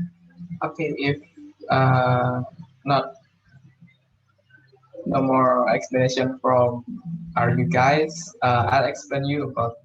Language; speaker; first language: English; non-native, learner; Indonesian